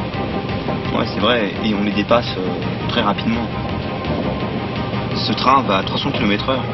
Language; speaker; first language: French; native; French